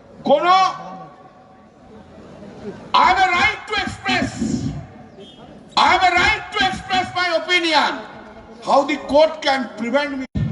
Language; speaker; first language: English; non-native, local second language; Bangla